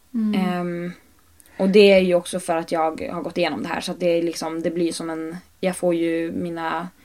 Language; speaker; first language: Swedish; native; Swedish